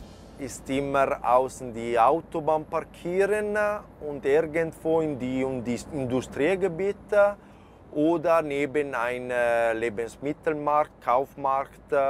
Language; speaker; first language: German; non-native, fluent; Italian